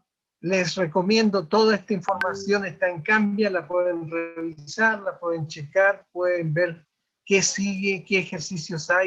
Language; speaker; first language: Spanish; native; Spanish